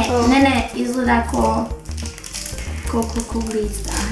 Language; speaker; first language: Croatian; early bilingual, heritage; English